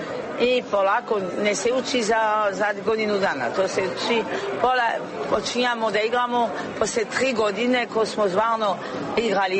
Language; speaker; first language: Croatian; non-native, learner; French